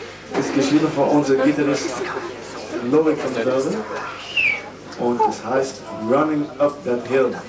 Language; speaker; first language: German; non-native, learner; Dutch